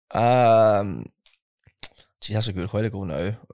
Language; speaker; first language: English; native; English